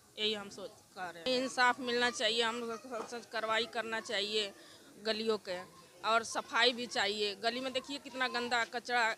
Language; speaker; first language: Hindi; native; Hindi